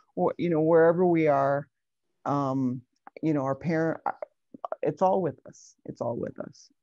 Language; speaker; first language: English; native; English